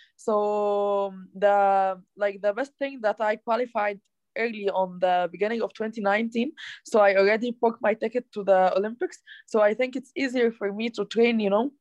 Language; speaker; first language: English; non-native, fluent; Arabic